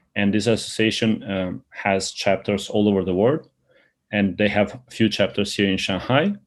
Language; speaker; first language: English; early bilingual, other home language; Albanian